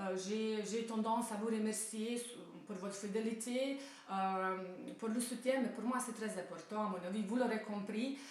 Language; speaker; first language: French; non-native, fluent; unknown